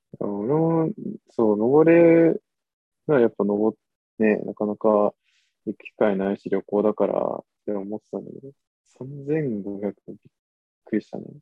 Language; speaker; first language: Japanese; native; Japanese